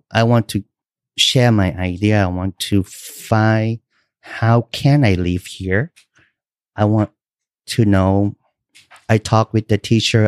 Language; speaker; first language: English; non-native, learner; Thai